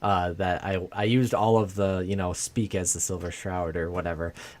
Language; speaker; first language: English; native; English